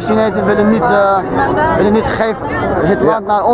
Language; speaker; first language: Dutch; non-native, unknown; Uyghur